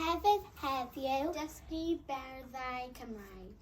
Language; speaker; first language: Welsh; non-native, local second language; English